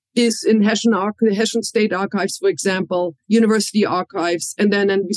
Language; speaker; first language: English; non-native, fluent; German